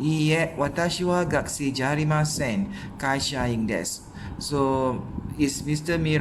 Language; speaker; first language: Japanese; non-native, fluent; Malay